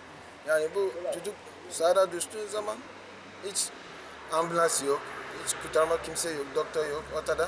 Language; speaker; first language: Turkish; non-native, learner; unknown